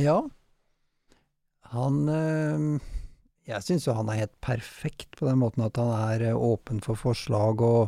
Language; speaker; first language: Norwegian; native; Norwegian